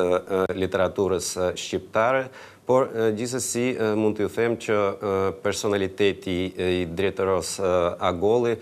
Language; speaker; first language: Albanian; non-native, fluent; Russian